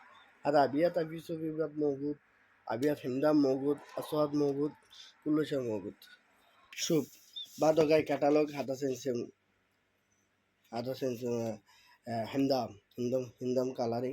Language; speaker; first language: Arabic; non-native, learner; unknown